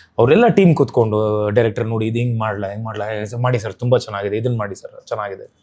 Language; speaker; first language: Kannada; native; Kannada